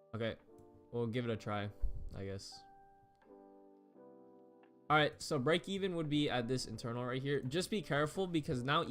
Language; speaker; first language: English; native; English